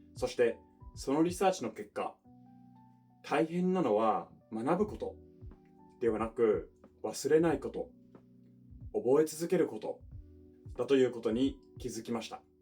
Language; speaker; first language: Japanese; non-native, fluent; English